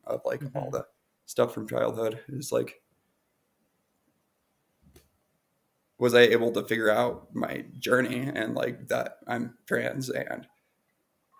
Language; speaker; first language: English; native; English